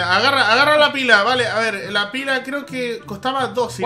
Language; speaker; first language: Spanish; native; Spanish